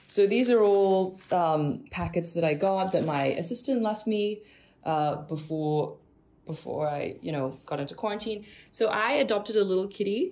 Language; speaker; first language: English; non-native, local second language; Cantonese